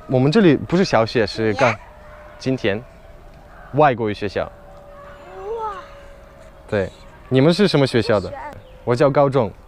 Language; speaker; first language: Chinese; non-native, fluent; Russian